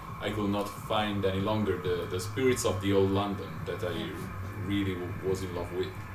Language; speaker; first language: English; non-native, fluent; Italian